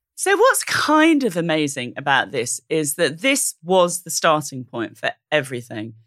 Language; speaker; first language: English; native; English